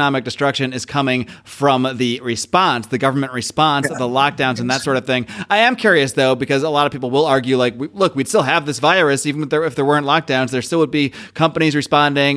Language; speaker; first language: English; native; English